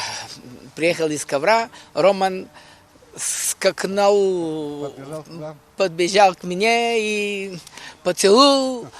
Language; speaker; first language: Russian; non-native, learner; Bulgarian